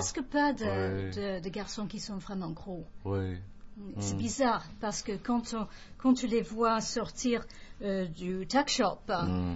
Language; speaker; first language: French; non-native, fluent; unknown